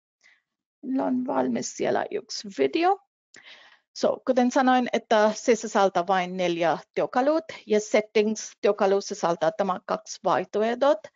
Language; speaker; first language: Finnish; non-native, fluent; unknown